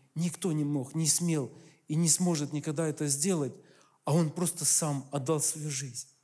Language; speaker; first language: Russian; native; Russian